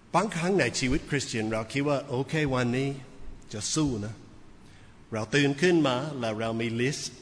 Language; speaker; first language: Thai; non-native, fluent; English